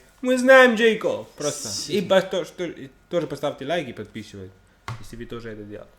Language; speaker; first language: Russian; non-native, learner; English